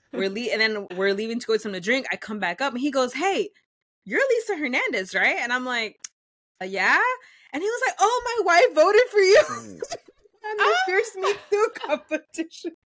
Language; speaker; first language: English; early bilingual, other home language; Spanish